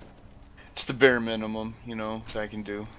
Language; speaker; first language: English; native; English